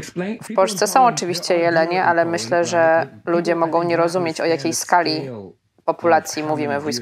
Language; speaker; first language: Polish; native; Polish